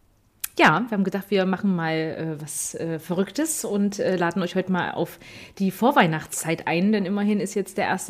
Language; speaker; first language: German; native; German